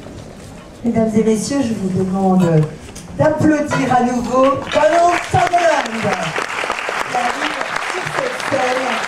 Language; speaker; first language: French; native; French